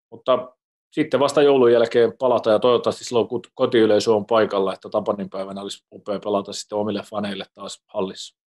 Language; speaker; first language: Finnish; native; Finnish